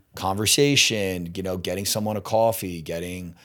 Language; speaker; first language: English; native; English